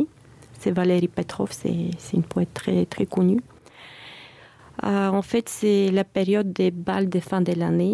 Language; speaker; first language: French; non-native, fluent; Bulgarian